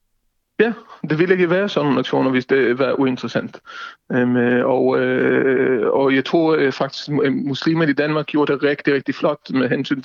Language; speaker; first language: Danish; non-native, fluent; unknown